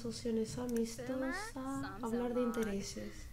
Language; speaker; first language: Spanish; native; Spanish